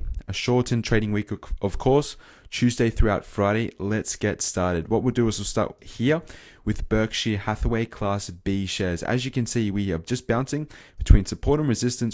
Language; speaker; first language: English; native; English